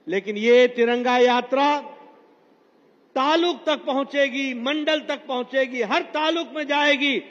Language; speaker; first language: Hindi; native; Hindi